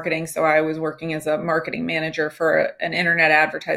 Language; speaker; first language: English; native; English